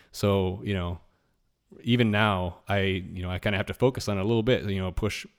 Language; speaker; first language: English; native; English